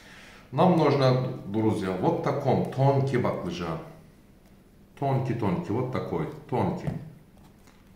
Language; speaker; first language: Russian; non-native, learner; Turkish